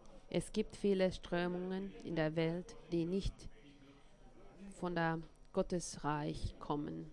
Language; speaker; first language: German; non-native, fluent; Finnish